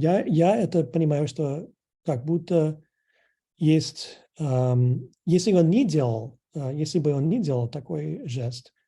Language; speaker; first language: Russian; non-native, fluent; English